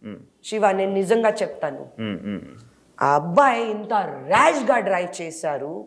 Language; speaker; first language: Telugu; non-native, local second language; Hindi